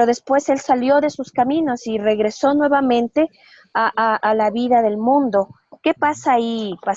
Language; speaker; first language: Spanish; native; Spanish